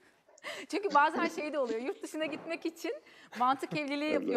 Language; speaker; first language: Turkish; native; Turkish